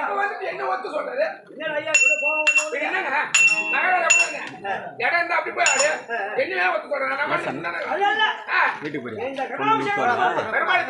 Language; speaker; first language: Tamil; native; Tamil